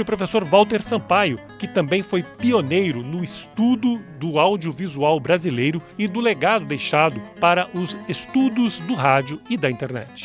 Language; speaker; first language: Portuguese; native; Portuguese